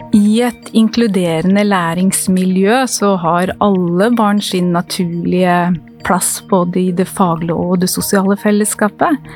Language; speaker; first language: Norwegian; native; Norwegian